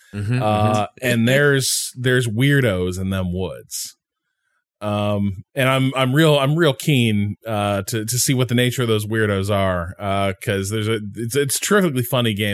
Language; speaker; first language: English; native; English